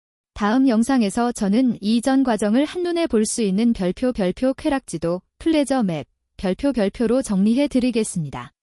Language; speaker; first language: Korean; native; Korean